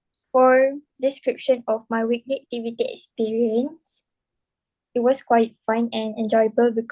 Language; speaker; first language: English; non-native, local second language; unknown